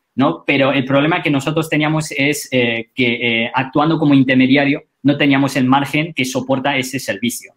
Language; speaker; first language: Spanish; non-native, fluent; Chinese